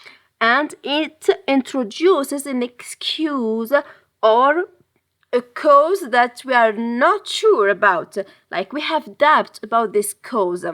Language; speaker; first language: English; non-native, fluent; French